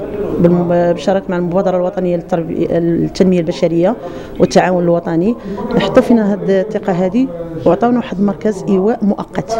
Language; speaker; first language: Arabic; native; Arabic